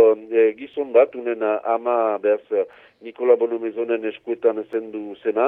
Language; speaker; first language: Basque; native; Basque